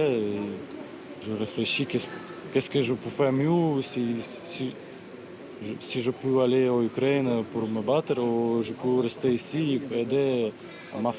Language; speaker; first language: French; non-native, learner; Ukrainian